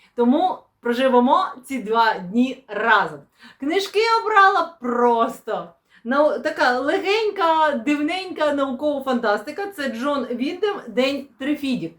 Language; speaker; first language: Ukrainian; non-native, local second language; Russian